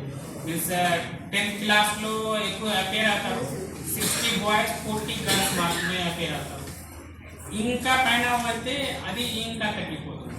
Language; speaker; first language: Telugu; non-native, learner; Hindi